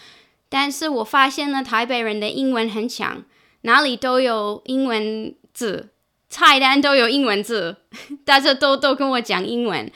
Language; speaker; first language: Chinese; non-native, fluent; English